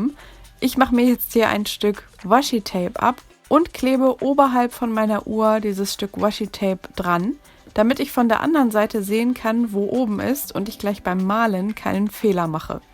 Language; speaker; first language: German; native; German